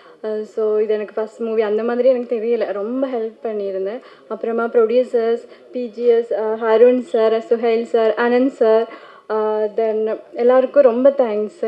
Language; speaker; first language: Tamil; non-native, learner; Malayalam